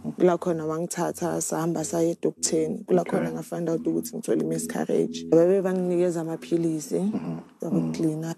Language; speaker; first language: Zulu; non-native, local second language; Tswana